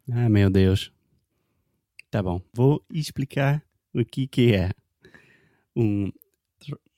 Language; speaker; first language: Portuguese; non-native, fluent; English